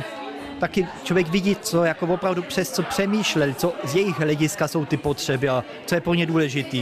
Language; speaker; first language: Czech; early bilingual, heritage; Czech